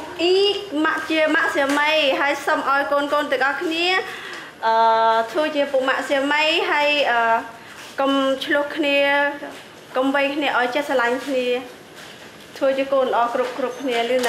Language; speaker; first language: Korean; non-native, learner; Khmer